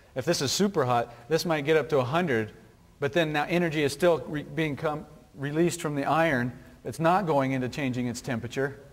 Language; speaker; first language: English; native; English